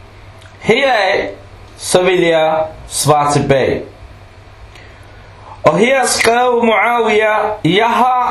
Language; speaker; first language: Danish; non-native, local second language; Arabic